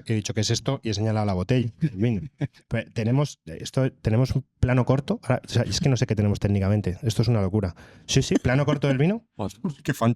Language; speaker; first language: Spanish; native; Spanish